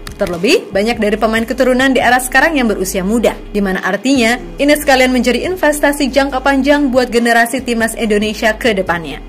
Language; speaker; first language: Indonesian; native; Indonesian